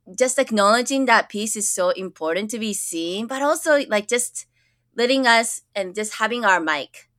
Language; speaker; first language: English; early bilingual, other home language; Japanese